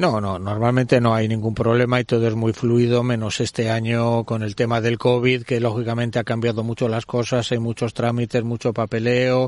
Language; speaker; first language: Spanish; native; Spanish